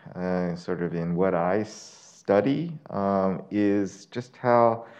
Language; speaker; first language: English; native; English